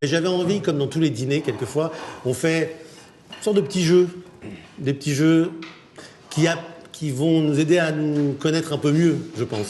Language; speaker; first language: French; native; French